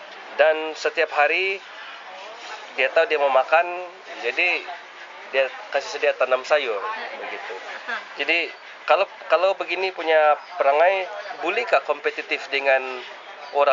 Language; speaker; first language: Indonesian; non-native, local second language; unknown